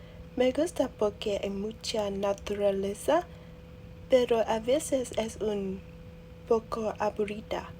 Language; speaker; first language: Spanish; non-native, learner; Vietnamese